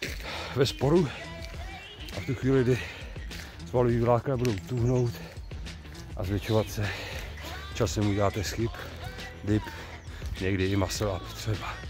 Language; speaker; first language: Czech; native; Czech